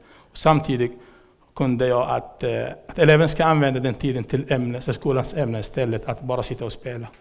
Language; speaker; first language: Swedish; non-native, fluent; Arabic